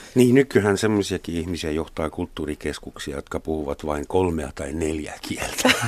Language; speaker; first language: Finnish; non-native, fluent; German